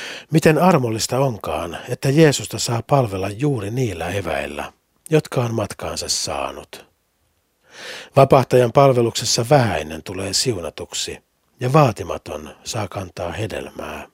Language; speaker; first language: Finnish; native; Finnish